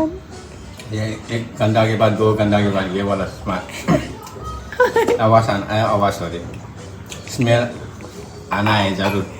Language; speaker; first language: Hindi; non-native, local second language; Manipuri